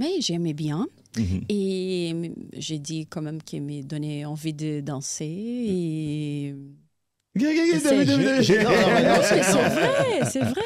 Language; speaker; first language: French; non-native, fluent; Portuguese